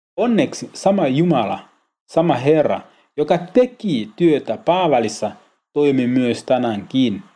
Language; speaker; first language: Finnish; non-native, learner; Swahili